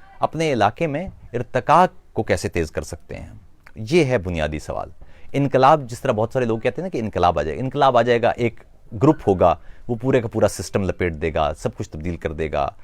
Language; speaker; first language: Urdu; native; Urdu